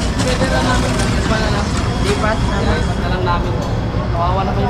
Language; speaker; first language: Filipino; native; Filipino